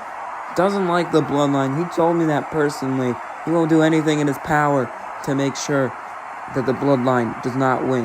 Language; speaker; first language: English; native; English